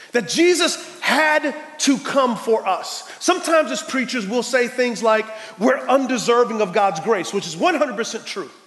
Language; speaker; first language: English; native; English